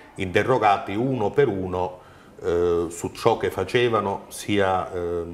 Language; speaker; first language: Italian; native; Italian